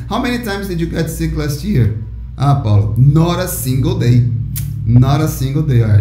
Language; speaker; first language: English; non-native, fluent; Portuguese